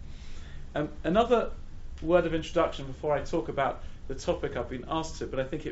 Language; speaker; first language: English; native; English